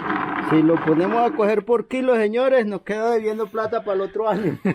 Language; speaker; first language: Spanish; native; Spanish